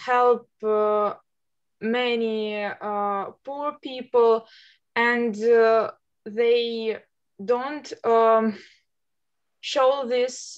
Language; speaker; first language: English; non-native, learner; Russian